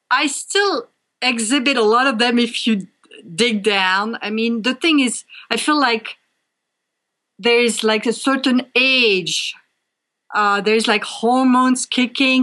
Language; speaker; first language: English; non-native, fluent; French